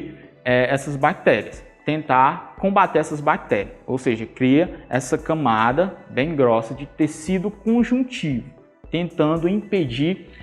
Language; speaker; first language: Portuguese; native; Portuguese